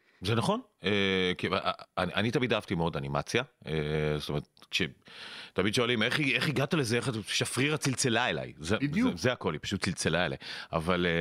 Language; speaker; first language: Hebrew; native; Hebrew